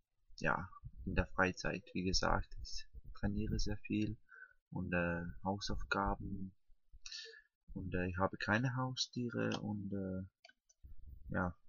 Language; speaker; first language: German; non-native, learner; Danish